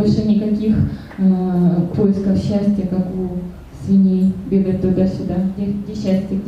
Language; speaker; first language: Russian; native; Russian